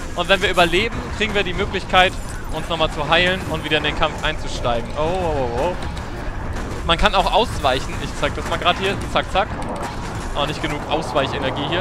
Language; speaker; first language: German; native; German